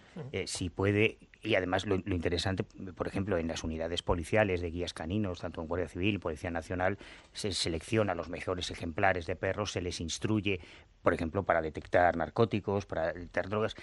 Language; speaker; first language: Spanish; native; Spanish